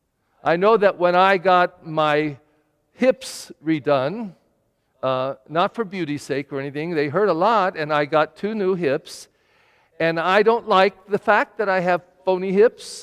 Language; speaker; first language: English; native; English